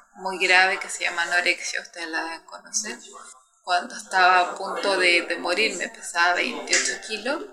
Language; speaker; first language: Spanish; native; Spanish